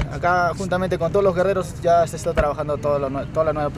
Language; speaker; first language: Spanish; native; Spanish